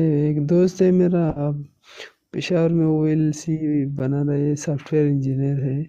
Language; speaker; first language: Hindi; non-native, local second language; Pashto